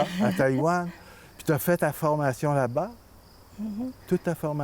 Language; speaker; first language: French; native; French